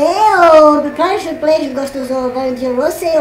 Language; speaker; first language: Portuguese; non-native, learner; Italian